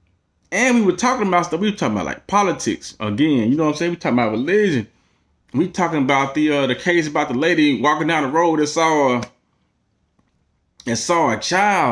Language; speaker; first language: English; native; English